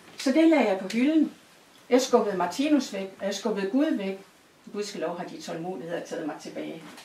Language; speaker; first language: Danish; native; Danish